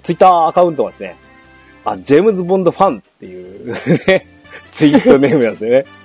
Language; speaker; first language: Japanese; native; Japanese